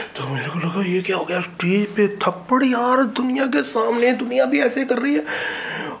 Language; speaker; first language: Hindi; native; Hindi